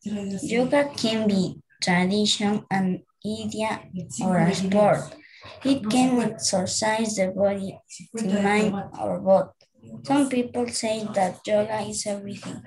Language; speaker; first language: English; non-native, learner; Spanish